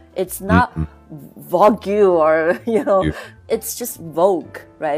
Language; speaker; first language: English; non-native, fluent; Chinese